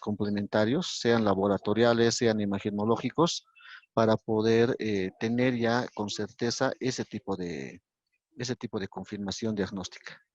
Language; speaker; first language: Spanish; native; Spanish